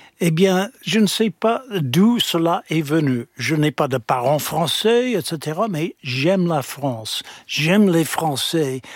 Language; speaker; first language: French; non-native, fluent; English